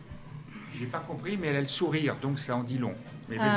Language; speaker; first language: French; native; French